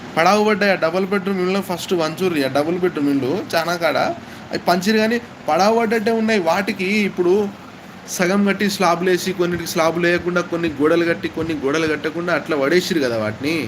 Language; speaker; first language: Telugu; non-native, local second language; Lambadi